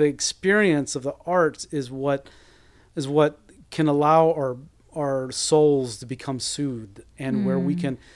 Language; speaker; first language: English; early bilingual, other home language; Spanish